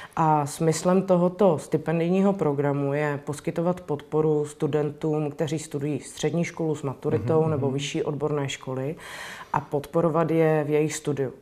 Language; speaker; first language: Czech; native; Czech